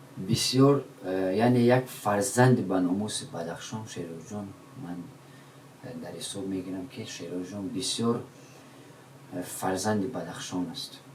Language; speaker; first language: Tajik; non-native, local second language; Shughni